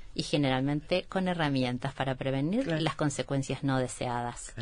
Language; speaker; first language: Spanish; native; Spanish